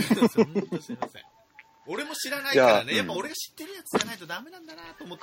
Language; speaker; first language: Japanese; native; Japanese